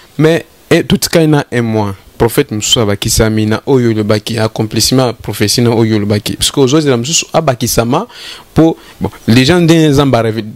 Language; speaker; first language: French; non-native, local second language; Lingala